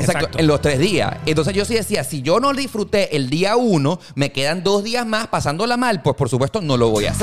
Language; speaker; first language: Spanish; native; Spanish